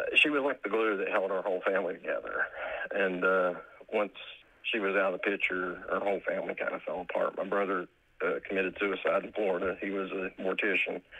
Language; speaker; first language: English; native; English